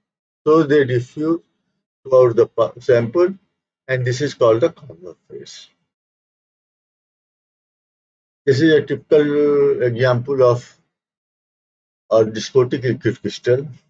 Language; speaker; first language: English; non-native, local second language; Hindi